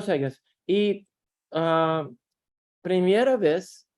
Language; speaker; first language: Spanish; non-native, learner; Russian